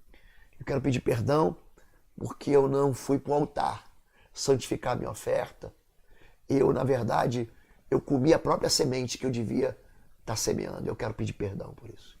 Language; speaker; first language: Portuguese; native; Portuguese